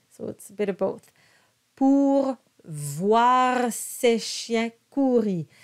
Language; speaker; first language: French; native; French